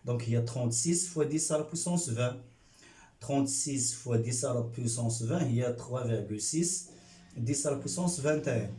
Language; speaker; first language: French; non-native, local second language; Arabic